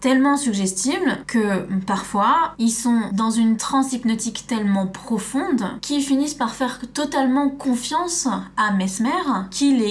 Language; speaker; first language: French; native; French